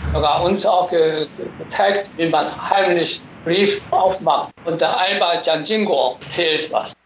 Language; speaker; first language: German; non-native, fluent; Chinese